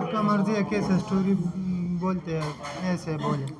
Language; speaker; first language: Hindi; non-native, learner; Pashto